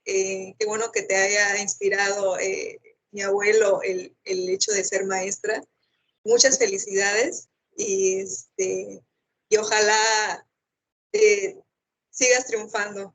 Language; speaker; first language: Spanish; native; Spanish